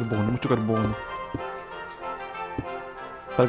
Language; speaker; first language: Spanish; native; Spanish